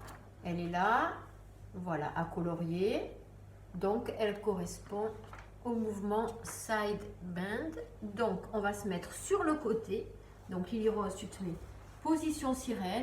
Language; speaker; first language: French; native; French